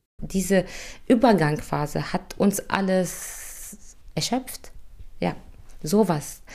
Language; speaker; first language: German; non-native, fluent; Arabic